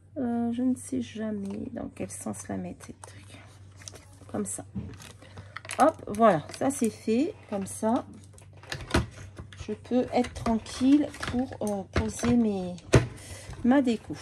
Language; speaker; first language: French; native; French